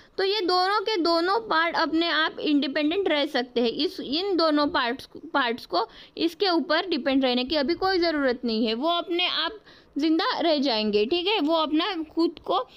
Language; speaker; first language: Hindi; non-native, local second language; Marathi